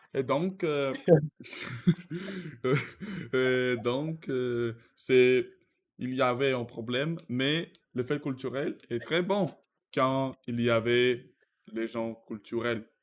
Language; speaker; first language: French; non-native, learner; Russian